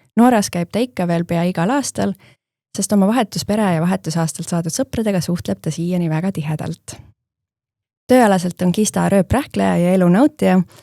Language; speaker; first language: Estonian; native; Estonian